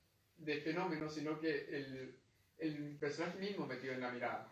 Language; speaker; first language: Spanish; native; Spanish